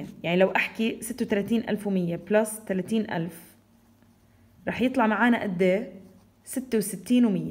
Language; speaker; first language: Arabic; native; Arabic